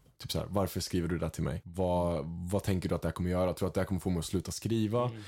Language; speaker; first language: Swedish; early bilingual, other home language; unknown